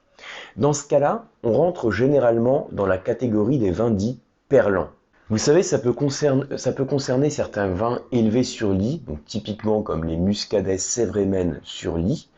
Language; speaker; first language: French; native; French